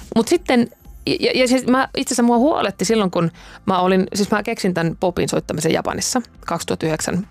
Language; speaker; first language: Finnish; native; Finnish